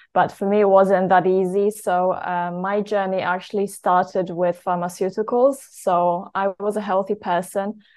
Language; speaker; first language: English; non-native, fluent; Polish